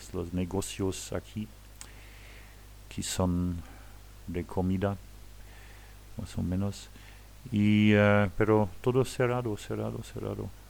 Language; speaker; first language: Spanish; non-native, learner; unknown